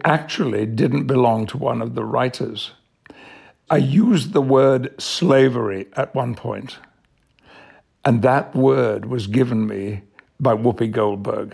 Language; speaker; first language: English; native; English